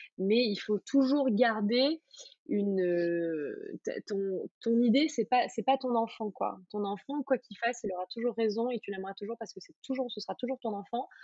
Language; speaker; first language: French; native; French